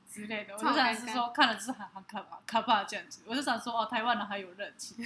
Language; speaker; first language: Chinese; non-native, fluent; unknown